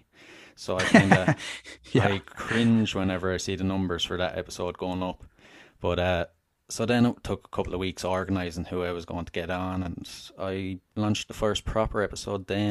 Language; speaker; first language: English; native; English